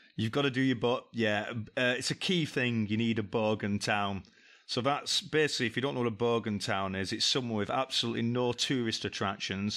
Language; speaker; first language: English; native; English